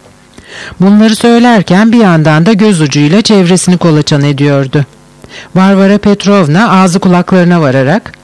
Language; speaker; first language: Turkish; native; Turkish